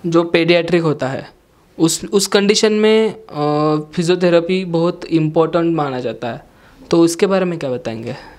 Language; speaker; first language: Hindi; non-native, local second language; Marathi